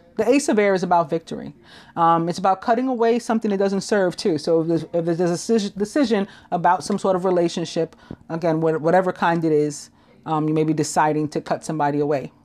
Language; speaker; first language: English; native; English